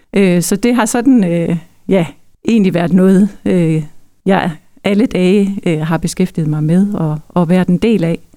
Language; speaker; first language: Danish; native; Danish